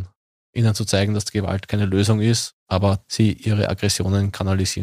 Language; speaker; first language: German; native; German